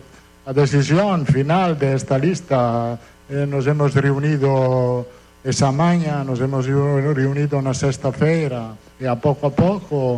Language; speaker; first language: Spanish; non-native, fluent; Italian